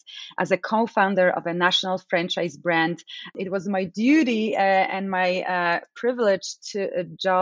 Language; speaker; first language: English; non-native, fluent; Polish